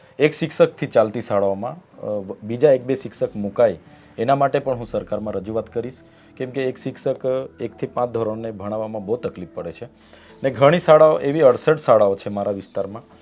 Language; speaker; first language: Gujarati; non-native, local second language; Vasavi